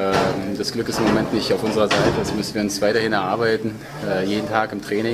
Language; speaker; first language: German; native; German